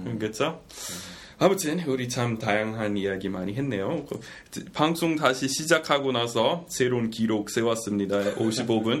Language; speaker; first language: Korean; non-native, fluent; English